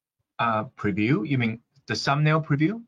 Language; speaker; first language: English; non-native, fluent; Chinese